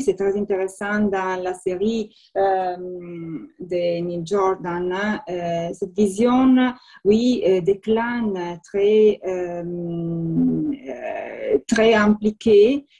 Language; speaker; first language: French; non-native, learner; Italian